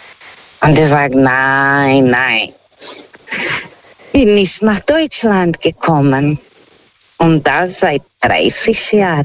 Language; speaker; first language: German; non-native, fluent; Portuguese